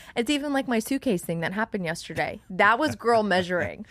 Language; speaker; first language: English; native; English